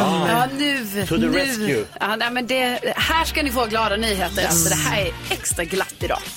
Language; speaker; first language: Swedish; native; Swedish